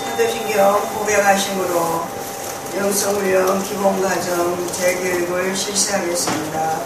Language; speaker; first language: Korean; native; Korean